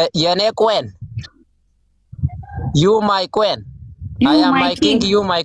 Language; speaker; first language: English; non-native, learner; Oromo